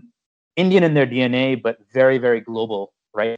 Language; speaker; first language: English; native; English